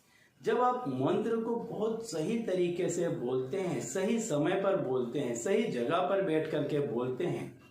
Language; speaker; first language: Hindi; native; Hindi